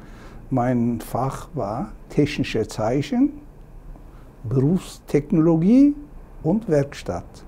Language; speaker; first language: German; non-native, fluent; Turkish